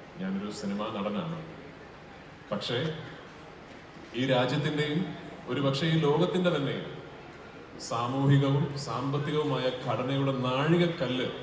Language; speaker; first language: Malayalam; native; Malayalam